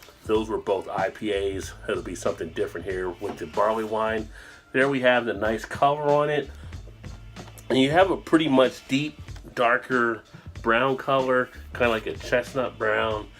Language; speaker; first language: English; native; English